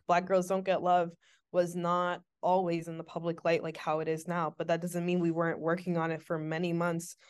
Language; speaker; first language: English; native; English